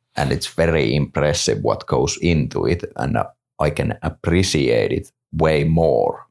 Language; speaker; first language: English; non-native, fluent; Finnish